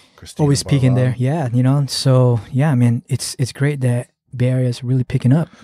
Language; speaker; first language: English; early bilingual, other home language; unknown